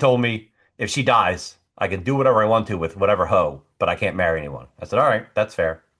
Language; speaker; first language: English; native; English